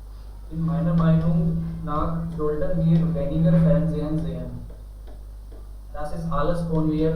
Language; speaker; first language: German; non-native, learner; Hindi